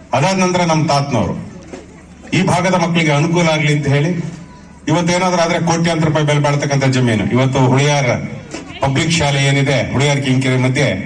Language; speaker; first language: Kannada; native; Kannada